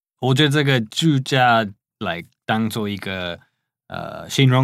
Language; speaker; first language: Chinese; non-native, fluent; English